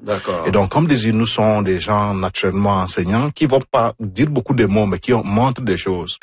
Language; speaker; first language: French; non-native, fluent; Igbo